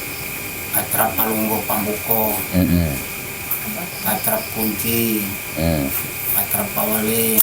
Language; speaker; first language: Indonesian; non-native, local second language; Javanese